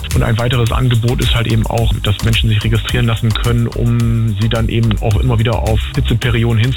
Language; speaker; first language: German; native; German